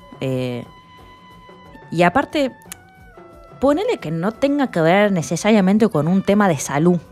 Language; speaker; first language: Spanish; native; Spanish